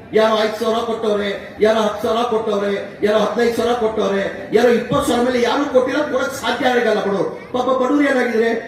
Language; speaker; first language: Kannada; non-native, local second language; Urdu